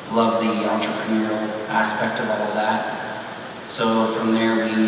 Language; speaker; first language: English; native; English